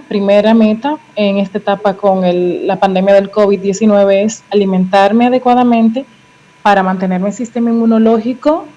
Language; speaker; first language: Spanish; native; Spanish